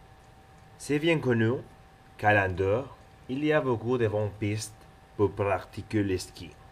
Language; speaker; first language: French; non-native, learner; Spanish